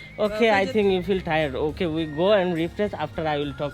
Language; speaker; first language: English; non-native, learner; Bangla